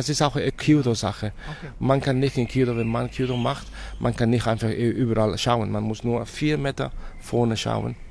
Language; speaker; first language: German; non-native, fluent; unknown